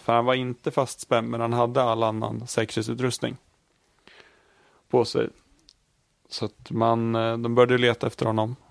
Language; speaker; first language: Swedish; native; Swedish